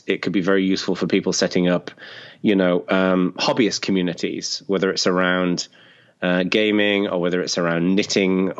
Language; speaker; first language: English; native; English